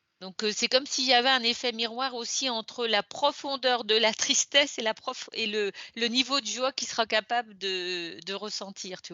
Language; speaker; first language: French; native; French